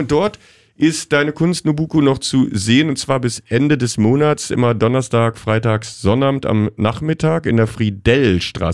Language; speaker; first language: German; native; German